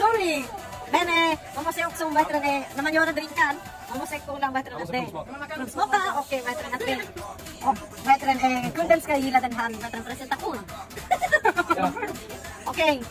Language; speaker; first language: Swedish; non-native, learner; Filipino